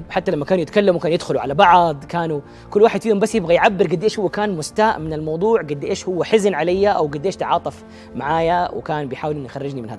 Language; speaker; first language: Arabic; native; Arabic